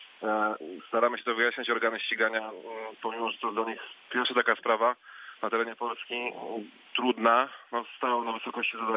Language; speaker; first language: Polish; native; Polish